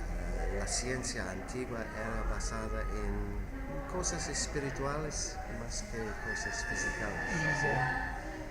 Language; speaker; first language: Spanish; non-native, fluent; English